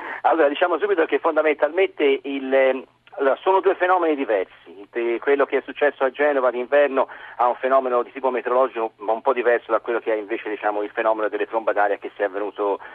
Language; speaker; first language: Italian; native; Italian